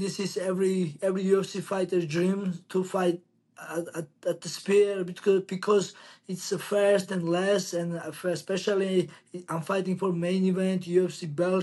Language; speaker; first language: English; non-native, learner; Georgian